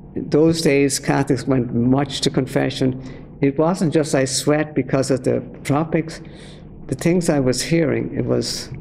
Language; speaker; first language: English; native; English